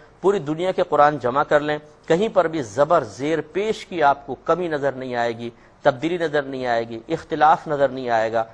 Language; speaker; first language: Urdu; native; Urdu